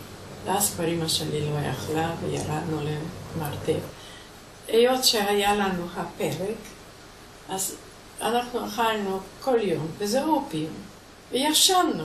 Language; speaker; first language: Hebrew; non-native, fluent; Hungarian